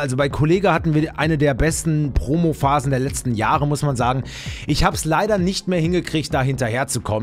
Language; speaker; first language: German; native; German